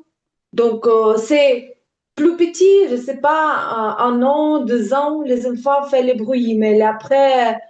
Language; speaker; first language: French; non-native, learner; Ukrainian